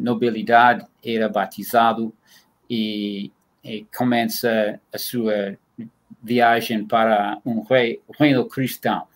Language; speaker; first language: Portuguese; non-native, fluent; English